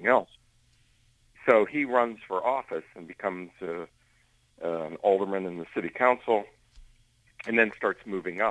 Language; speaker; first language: English; native; English